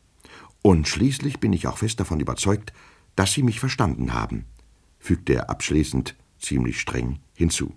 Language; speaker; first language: German; native; German